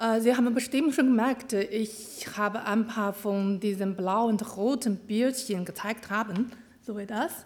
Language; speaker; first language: German; non-native, learner; Chinese